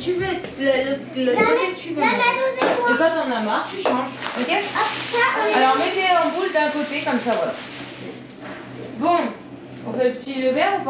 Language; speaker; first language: French; native; French